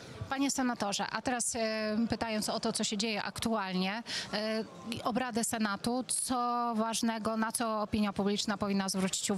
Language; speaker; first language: Polish; native; Polish